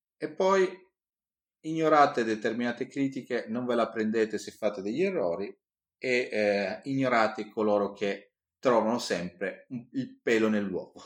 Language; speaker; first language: Italian; native; Italian